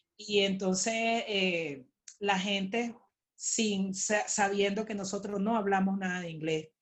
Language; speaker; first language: Spanish; native; Spanish